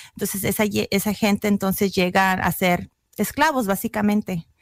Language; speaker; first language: Spanish; early bilingual, heritage; Spanish